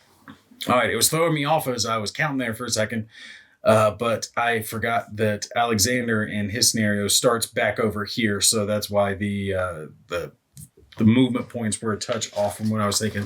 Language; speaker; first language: English; native; English